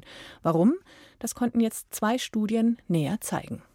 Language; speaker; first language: German; native; German